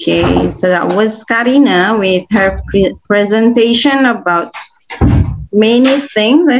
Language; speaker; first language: English; non-native, fluent; Indonesian